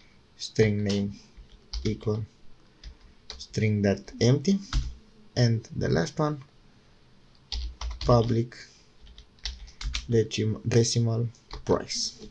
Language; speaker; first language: English; non-native, fluent; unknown